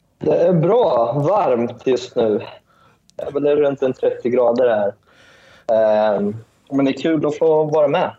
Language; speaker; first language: Swedish; early bilingual, other home language; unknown